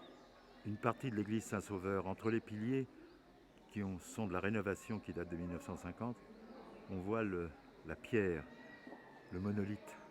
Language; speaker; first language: French; native; French